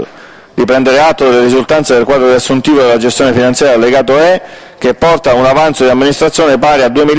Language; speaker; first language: Italian; native; Italian